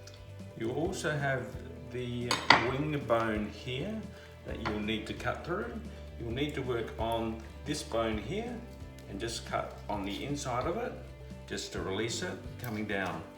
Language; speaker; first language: English; native; English